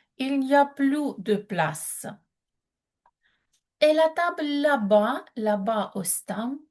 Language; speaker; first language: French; non-native, fluent; Ukrainian